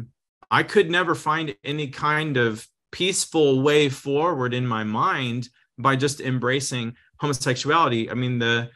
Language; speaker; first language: English; native; English